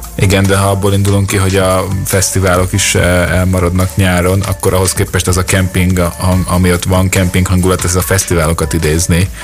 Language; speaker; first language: Hungarian; native; Hungarian